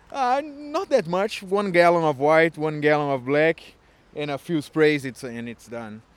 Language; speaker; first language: English; non-native, fluent; Portuguese